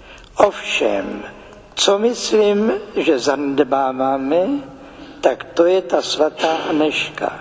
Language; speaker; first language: Czech; native; Czech